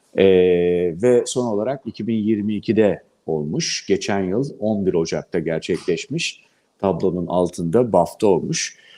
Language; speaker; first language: Turkish; native; Turkish